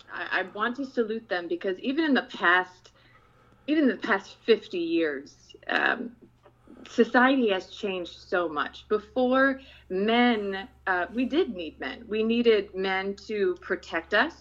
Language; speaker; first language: English; non-native, local second language; Filipino